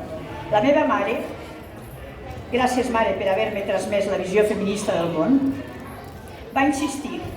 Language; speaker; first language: Catalan; native; Catalan